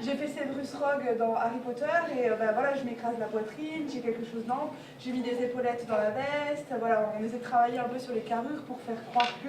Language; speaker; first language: French; native; French